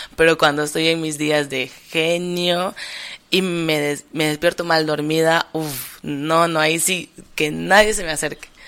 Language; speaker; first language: Spanish; native; Spanish